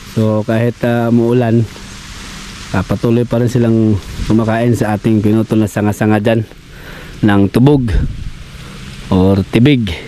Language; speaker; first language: Filipino; non-native, local second language; Cebuano